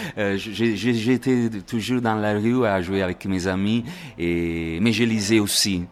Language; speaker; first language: French; non-native, learner; Italian